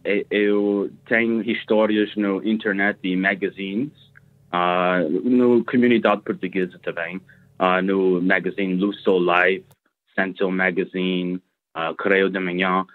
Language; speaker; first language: Portuguese; early bilingual, heritage; Portuguese